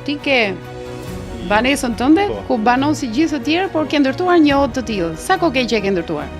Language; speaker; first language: Albanian; native; Albanian